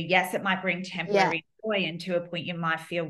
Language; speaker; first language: English; native; English